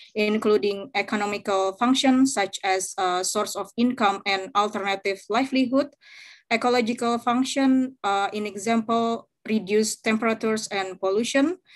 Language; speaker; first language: English; non-native, fluent; Indonesian